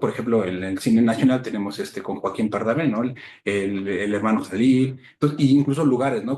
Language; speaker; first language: Spanish; native; Spanish